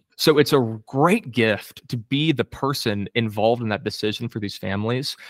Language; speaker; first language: English; native; English